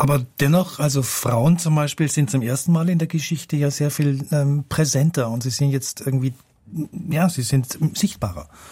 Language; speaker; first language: German; native; German